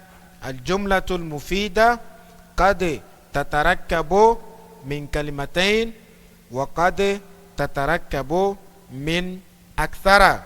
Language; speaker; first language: Arabic; non-native, fluent; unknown